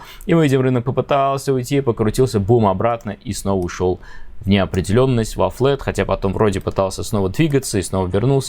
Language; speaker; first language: Russian; native; Russian